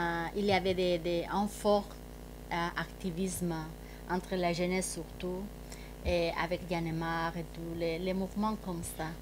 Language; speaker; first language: French; non-native, fluent; Spanish